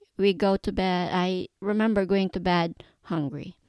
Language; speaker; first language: English; non-native, local second language; Cebuano